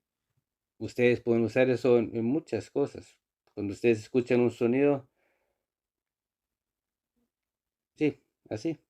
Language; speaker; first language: Spanish; non-native, fluent; Icelandic